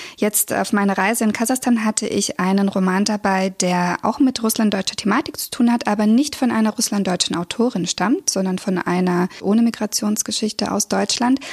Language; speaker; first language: German; early bilingual, other home language; Russian